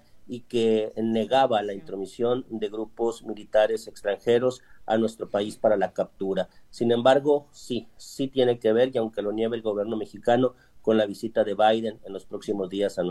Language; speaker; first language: Spanish; native; Spanish